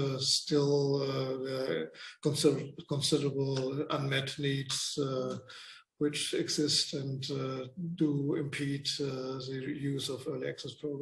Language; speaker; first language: English; non-native, fluent; German